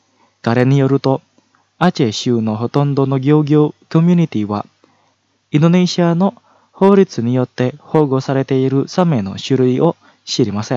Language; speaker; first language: Japanese; non-native, fluent; Indonesian